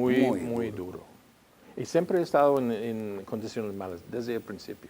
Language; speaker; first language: Spanish; non-native, fluent; English